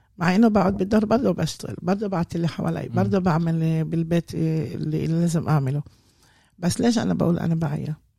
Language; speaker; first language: Arabic; native; Arabic